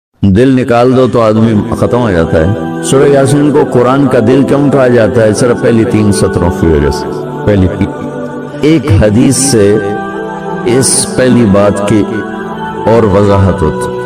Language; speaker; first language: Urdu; non-native, local second language; Saraiki